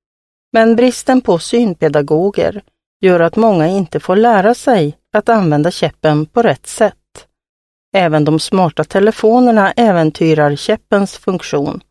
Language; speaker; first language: Swedish; native; Swedish